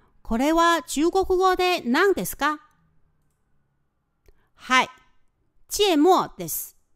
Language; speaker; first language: Japanese; non-native, fluent; Chinese